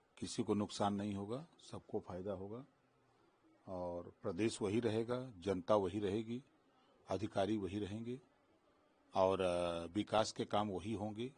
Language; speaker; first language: Hindi; native; Hindi